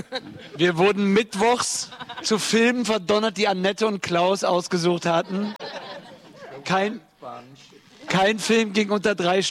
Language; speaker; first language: German; native; German